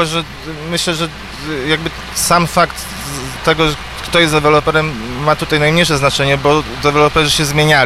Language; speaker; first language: Polish; native; Polish